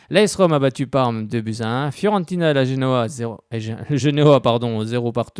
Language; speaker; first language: French; native; French